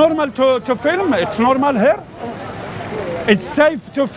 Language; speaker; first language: English; non-native, learner; Arabic